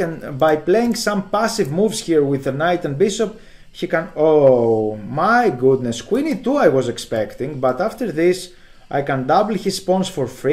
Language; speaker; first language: English; non-native, fluent; Greek